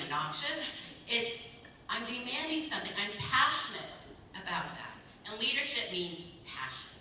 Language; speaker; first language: English; early bilingual, other home language; Korean